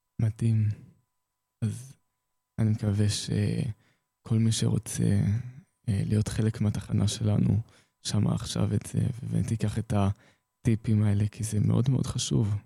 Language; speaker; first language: Hebrew; native; Hebrew